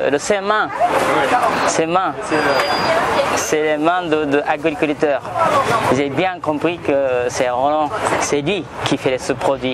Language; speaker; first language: French; non-native, fluent; Japanese